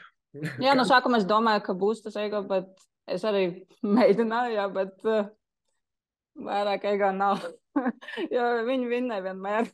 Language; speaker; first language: Latvian; non-native, local second language; Russian